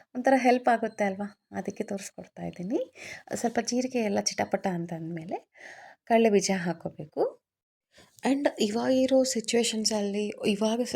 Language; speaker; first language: Kannada; non-native, local second language; Telugu